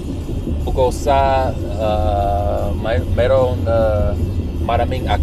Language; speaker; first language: Filipino; non-native, learner; English